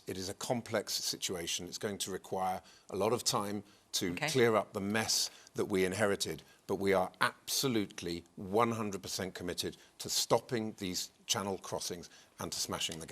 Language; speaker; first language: English; native; English